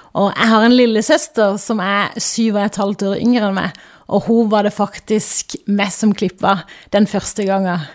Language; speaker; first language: Norwegian; native; Norwegian